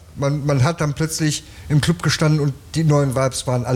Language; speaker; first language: German; native; German